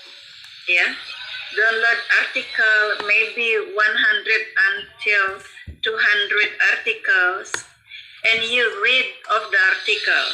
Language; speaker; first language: English; non-native, fluent; Indonesian